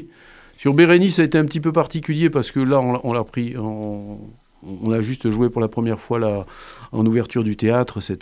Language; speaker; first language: French; native; French